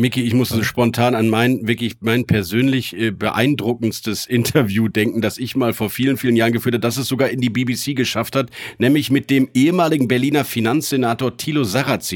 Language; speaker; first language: German; native; German